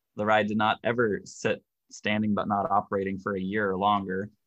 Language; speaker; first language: English; native; English